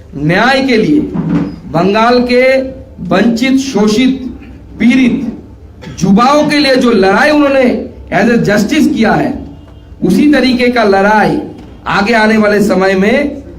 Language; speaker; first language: Hindi; non-native, local second language; Bangla